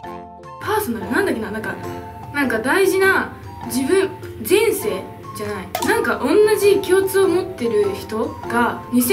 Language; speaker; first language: Japanese; native; Japanese